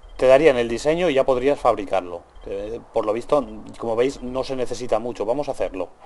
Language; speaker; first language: Spanish; native; Spanish